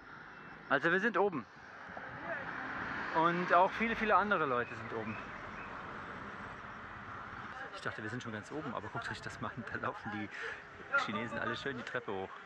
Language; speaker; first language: German; native; German